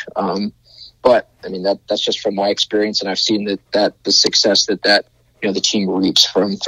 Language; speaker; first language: English; native; English